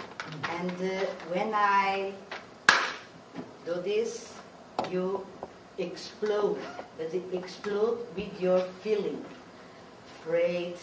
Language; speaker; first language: English; non-native, learner; Portuguese